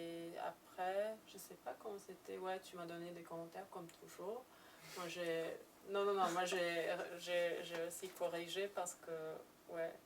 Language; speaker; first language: French; non-native, fluent; Serbian